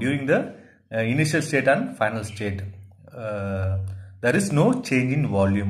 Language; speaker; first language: English; non-native, local second language; Tamil